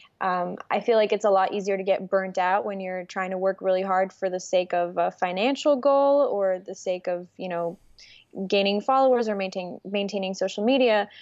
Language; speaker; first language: English; early bilingual, other home language; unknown